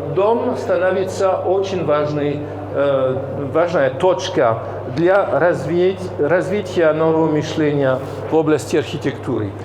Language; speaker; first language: Russian; non-native, fluent; French